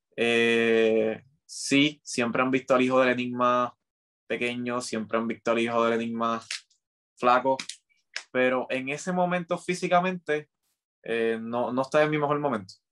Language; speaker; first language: Spanish; native; Spanish